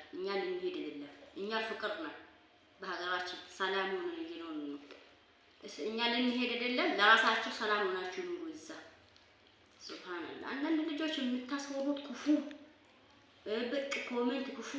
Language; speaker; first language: Amharic; native; Amharic